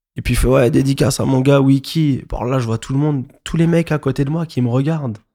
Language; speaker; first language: French; native; French